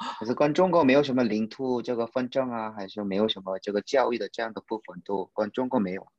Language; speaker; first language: Chinese; non-native, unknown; Korean